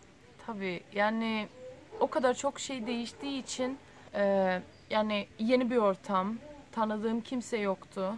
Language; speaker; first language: Turkish; early bilingual, heritage; Turkish